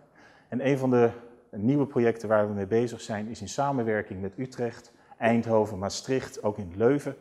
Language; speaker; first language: Dutch; native; Dutch